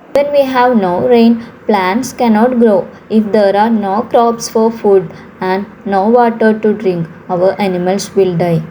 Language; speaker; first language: English; non-native, local second language; Malayalam